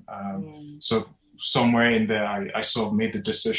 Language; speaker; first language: English; non-native, local second language; Yoruba